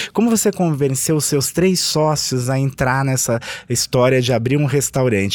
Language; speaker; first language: Portuguese; native; Portuguese